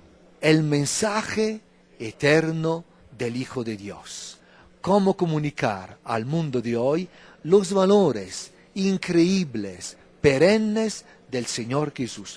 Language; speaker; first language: Spanish; non-native, fluent; Italian